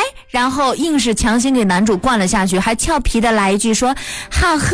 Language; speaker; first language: Chinese; native; Chinese